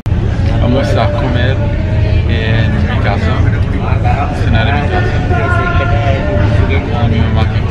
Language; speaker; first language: Spanish; non-native, learner; Italian